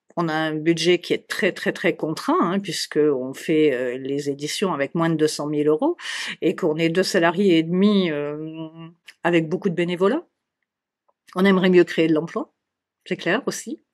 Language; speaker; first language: French; native; French